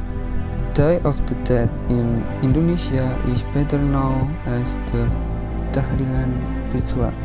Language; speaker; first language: English; non-native, learner; Indonesian